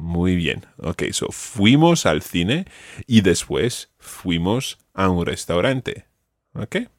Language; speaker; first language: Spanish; non-native, fluent; English